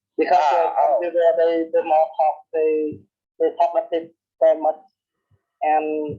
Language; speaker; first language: English; non-native, learner; Vietnamese